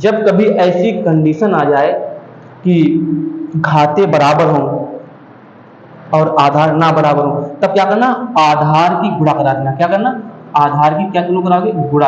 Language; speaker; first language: Hindi; native; Hindi